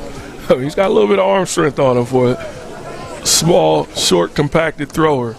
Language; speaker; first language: English; native; English